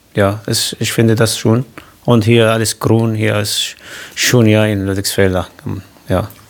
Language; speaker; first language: German; non-native, learner; Kurdish